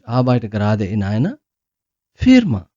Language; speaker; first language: German; non-native, learner; Urdu